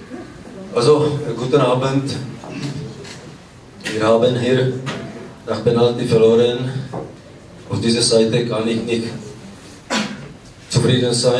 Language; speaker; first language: German; non-native, learner; Czech